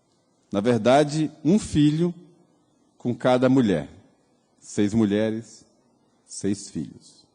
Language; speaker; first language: Portuguese; native; Portuguese